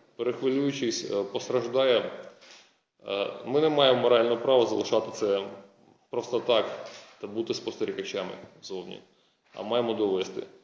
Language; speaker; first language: Ukrainian; non-native, local second language; Russian